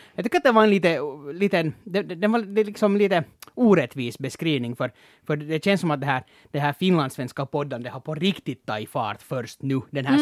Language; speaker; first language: Swedish; native; Swedish